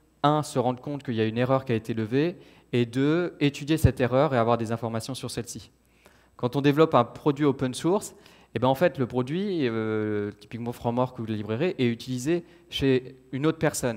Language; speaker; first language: French; native; French